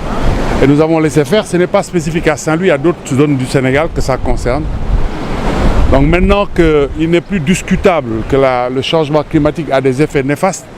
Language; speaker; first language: French; non-native, local second language; Wolof